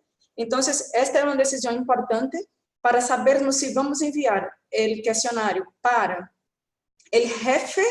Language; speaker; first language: Spanish; non-native, fluent; Portuguese